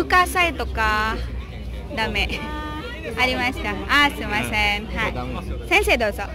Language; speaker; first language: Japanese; non-native, learner; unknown